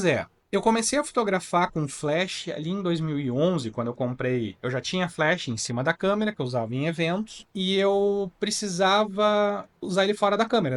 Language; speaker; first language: Portuguese; native; Portuguese